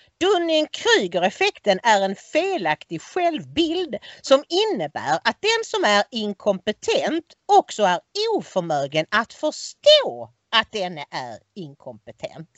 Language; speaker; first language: Swedish; native; Swedish